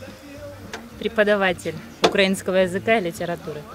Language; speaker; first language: Ukrainian; non-native, local second language; Russian